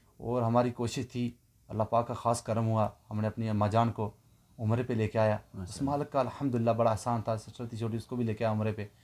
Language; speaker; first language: Urdu; non-native, local second language; Punjabi